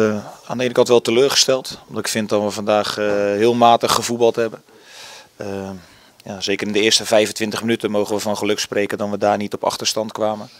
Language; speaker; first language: Dutch; native; Dutch